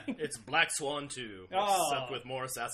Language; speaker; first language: English; native; English